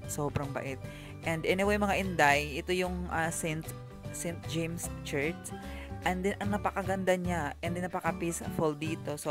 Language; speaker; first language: Filipino; non-native, local second language; Cebuano